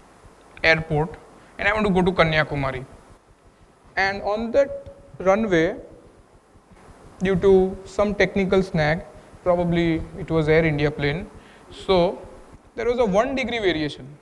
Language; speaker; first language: English; non-native, local second language; Gujarati